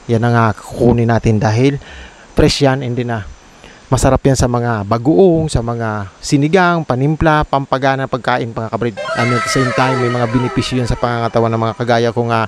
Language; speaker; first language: Filipino; native; Filipino